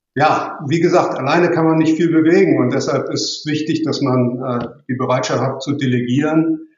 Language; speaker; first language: German; native; German